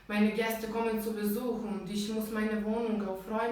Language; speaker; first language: German; non-native, fluent; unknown